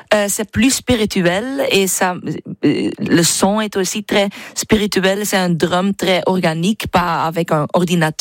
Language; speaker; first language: French; non-native, local second language; Dutch